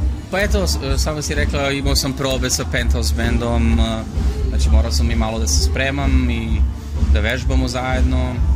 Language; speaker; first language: Croatian; non-native, fluent; Macedonian